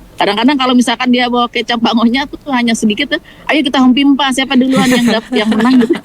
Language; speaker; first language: Indonesian; native; Indonesian